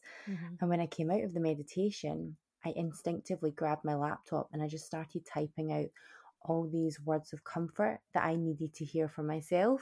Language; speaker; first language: English; native; English